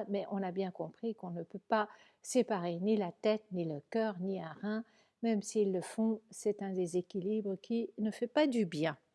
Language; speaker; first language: French; native; French